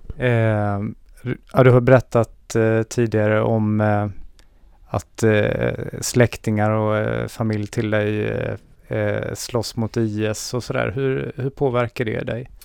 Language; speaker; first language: Swedish; native; Swedish